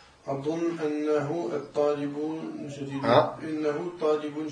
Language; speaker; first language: Arabic; non-native, learner; French